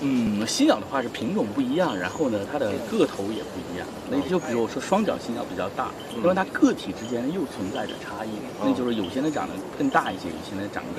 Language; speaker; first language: Chinese; native; Chinese